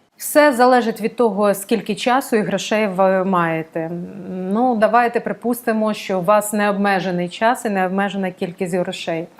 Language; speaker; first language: Ukrainian; non-native, local second language; Russian